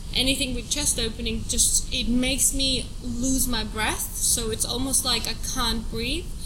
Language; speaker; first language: English; non-native, fluent; Russian